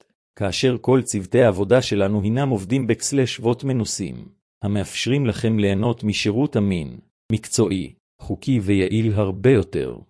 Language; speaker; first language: Hebrew; native; Hebrew